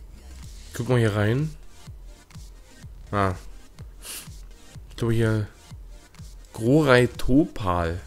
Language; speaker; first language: German; native; German